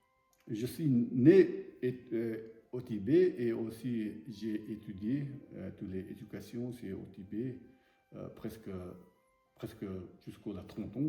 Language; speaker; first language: French; non-native, learner; Tibetan